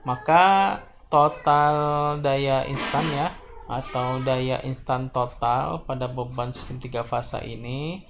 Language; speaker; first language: Indonesian; native; Indonesian